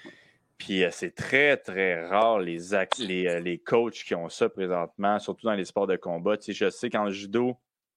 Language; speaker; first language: French; native; French